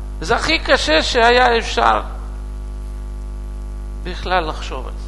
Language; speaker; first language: Hebrew; non-native, learner; Russian